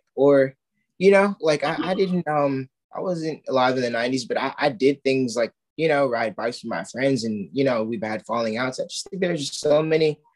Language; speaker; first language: English; native; English